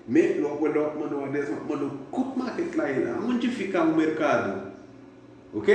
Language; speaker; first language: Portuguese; non-native, fluent; Haitian Creole